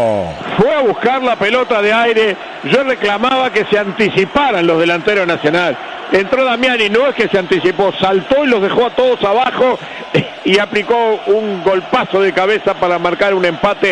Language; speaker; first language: Spanish; native; Spanish